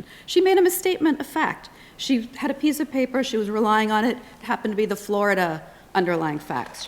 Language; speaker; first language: English; native; English